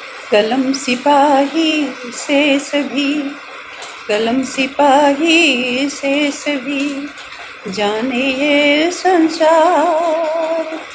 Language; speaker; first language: Hindi; native; Hindi